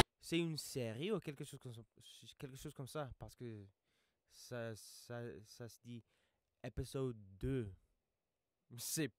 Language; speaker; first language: French; non-native, fluent; English